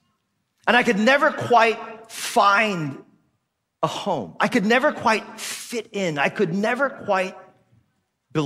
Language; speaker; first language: English; non-native, local second language; Filipino